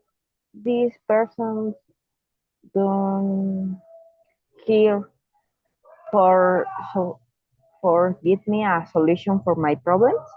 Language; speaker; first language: English; non-native, learner; Spanish